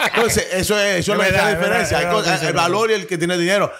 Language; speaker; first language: Spanish; native; Spanish